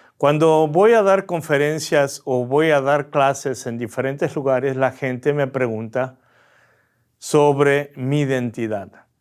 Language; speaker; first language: Spanish; early bilingual, other home language; Korean